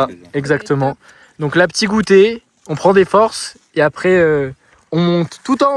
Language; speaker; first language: French; native; French